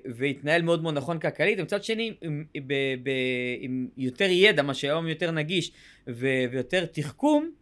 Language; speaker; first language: Hebrew; native; Hebrew